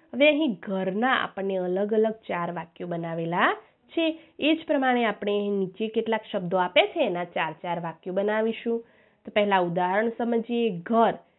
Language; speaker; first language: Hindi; non-native, local second language; Gujarati